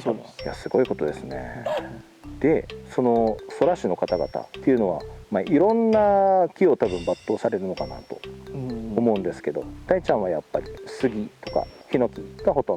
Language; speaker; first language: Japanese; native; Japanese